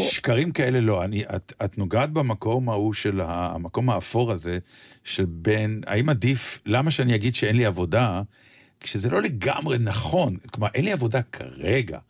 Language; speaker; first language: Hebrew; native; Hebrew